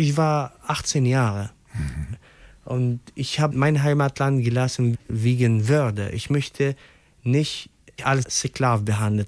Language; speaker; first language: German; non-native, local second language; Arabic